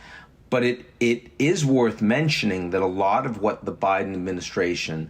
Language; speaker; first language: English; native; English